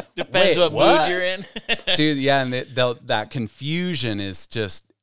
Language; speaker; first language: English; native; English